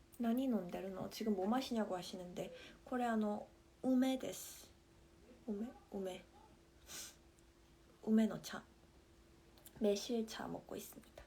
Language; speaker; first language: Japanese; non-native, fluent; Korean